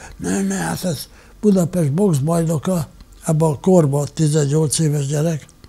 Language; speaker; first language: Hungarian; non-native, local second language; German